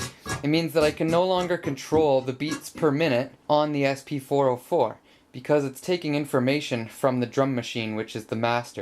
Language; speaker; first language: English; native; English